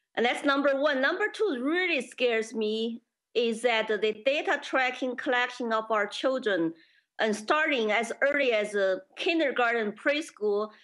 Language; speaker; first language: English; non-native, fluent; Chinese